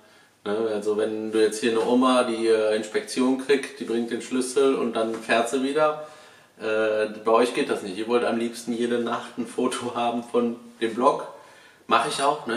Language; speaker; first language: German; native; German